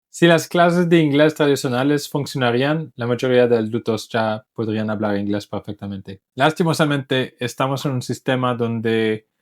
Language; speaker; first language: Spanish; non-native, fluent; English